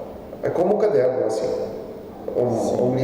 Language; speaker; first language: Portuguese; non-native, learner; Arabic